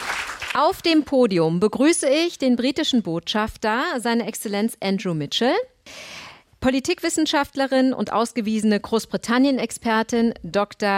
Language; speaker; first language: German; native; German